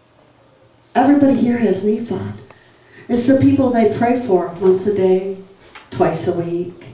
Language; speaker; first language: English; native; English